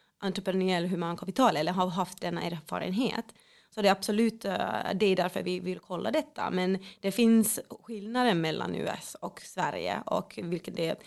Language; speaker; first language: Swedish; non-native, fluent; Finnish